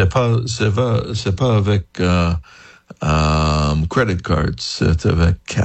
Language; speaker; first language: French; non-native, learner; English